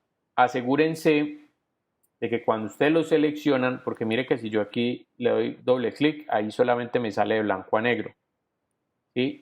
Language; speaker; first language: Spanish; native; Spanish